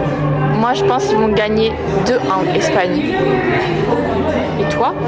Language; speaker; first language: French; native; French